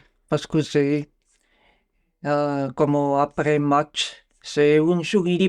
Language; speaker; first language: French; non-native, learner; Bulgarian